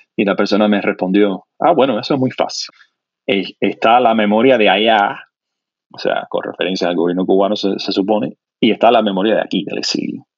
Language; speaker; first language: Spanish; non-native, fluent; English